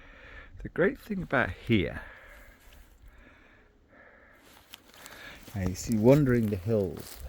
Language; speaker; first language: English; native; English